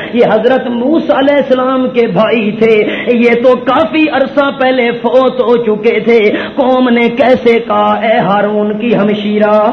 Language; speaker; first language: Urdu; non-native, local second language; Punjabi